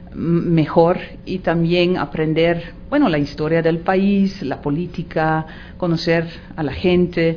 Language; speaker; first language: Spanish; non-native, fluent; Dutch